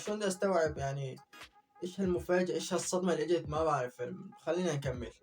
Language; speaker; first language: Arabic; native; Arabic